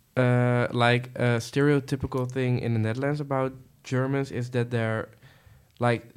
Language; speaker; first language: English; non-native, fluent; Dutch